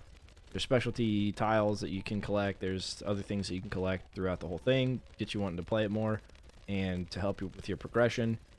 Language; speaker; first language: English; native; English